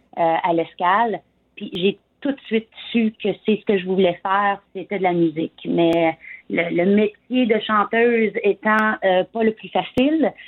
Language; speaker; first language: French; native; French